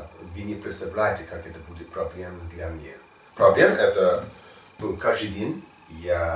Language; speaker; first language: Russian; non-native, learner; English